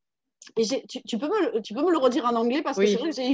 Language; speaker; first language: French; native; French